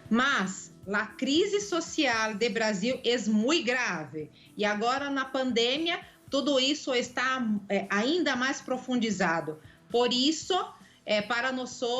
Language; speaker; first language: Portuguese; non-native, local second language; Spanish